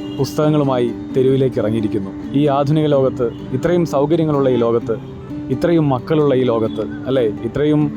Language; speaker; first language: Malayalam; native; Malayalam